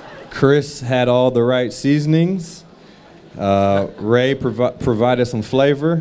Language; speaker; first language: English; native; English